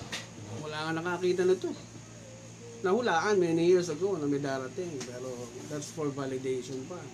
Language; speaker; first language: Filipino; native; Filipino